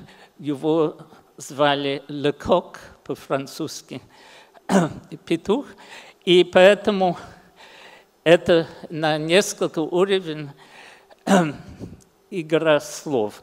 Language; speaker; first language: Russian; early bilingual, heritage; English